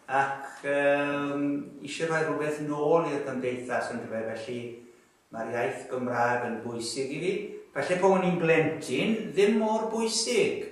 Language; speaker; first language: Welsh; native; Welsh